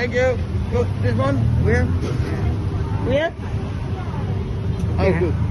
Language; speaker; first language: English; non-native, learner; Dutch